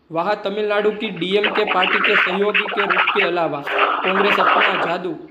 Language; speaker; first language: Hindi; non-native, local second language; Gujarati